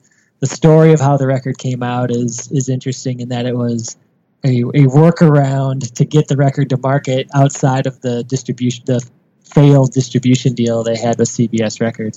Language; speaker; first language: English; native; English